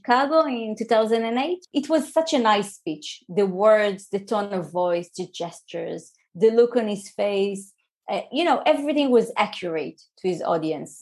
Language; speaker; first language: English; non-native, fluent; Hebrew